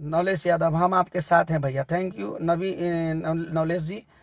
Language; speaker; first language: Hindi; native; Hindi